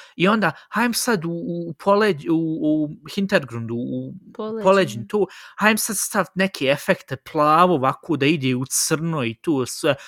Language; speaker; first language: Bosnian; early bilingual, heritage; Bosnian